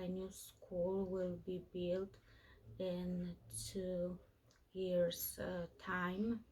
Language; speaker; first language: English; non-native, learner; Polish